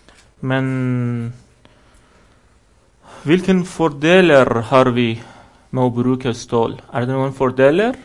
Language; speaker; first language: Norwegian; non-native, fluent; Persian